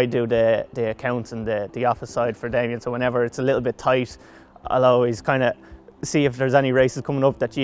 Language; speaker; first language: English; native; English